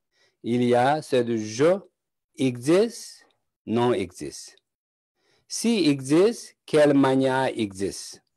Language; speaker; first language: French; non-native, learner; Tibetan